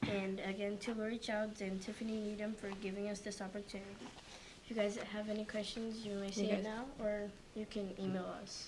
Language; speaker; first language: English; early bilingual, other home language; Portuguese